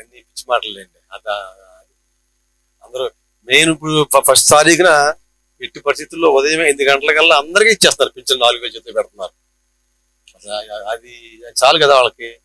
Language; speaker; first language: Telugu; native; Telugu